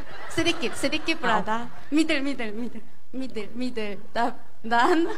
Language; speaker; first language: Indonesian; non-native, fluent; Korean